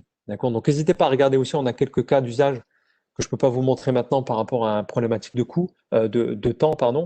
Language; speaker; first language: French; native; French